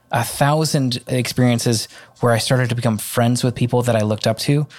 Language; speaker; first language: English; native; English